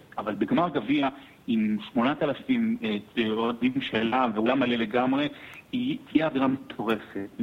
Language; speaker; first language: Hebrew; native; Hebrew